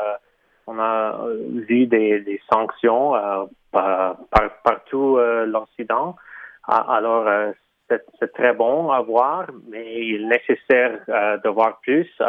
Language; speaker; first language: French; early bilingual, heritage; Ukrainian